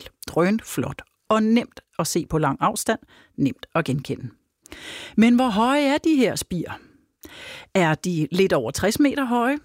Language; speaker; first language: Danish; native; Danish